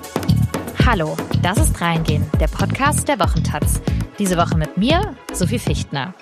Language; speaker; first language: German; native; German